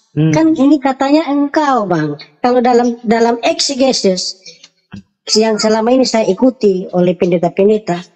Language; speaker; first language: Indonesian; native; Indonesian